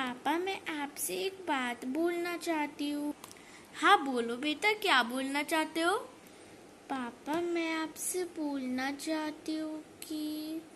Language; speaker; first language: Hindi; native; Hindi